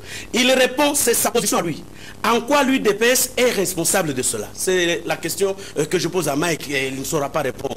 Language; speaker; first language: French; non-native, local second language; Lingala